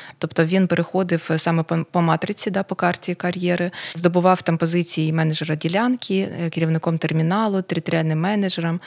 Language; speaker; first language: Ukrainian; non-native, local second language; Russian